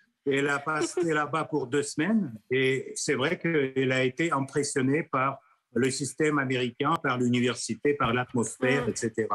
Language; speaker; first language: French; non-native, fluent; Russian